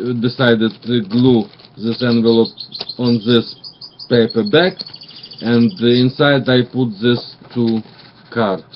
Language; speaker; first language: English; non-native, learner; Russian